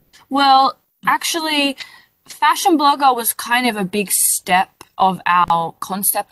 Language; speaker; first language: English; native; English